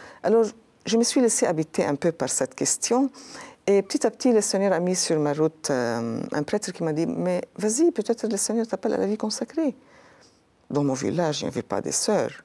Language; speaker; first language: French; non-native, local second language; Arabic